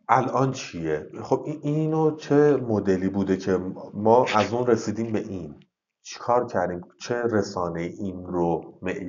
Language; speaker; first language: Persian; non-native, local second language; Azerbaijani